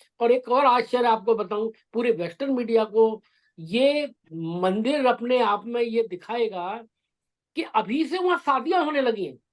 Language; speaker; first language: Hindi; native; Hindi